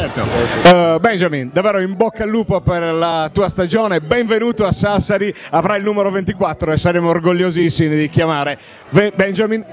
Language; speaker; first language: Italian; native; Italian